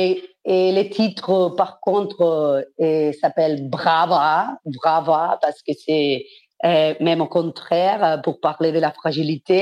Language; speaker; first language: French; non-native, fluent; Spanish